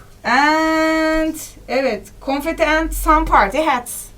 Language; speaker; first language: English; non-native, learner; Turkish